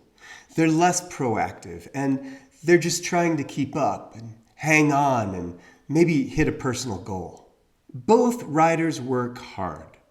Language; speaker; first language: English; native; English